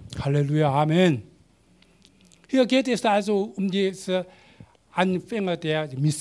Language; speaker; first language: German; non-native, learner; Korean